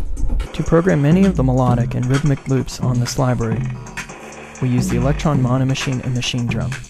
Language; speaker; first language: English; native; English